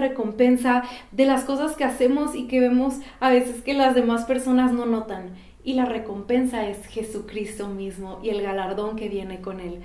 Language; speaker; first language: Spanish; native; Spanish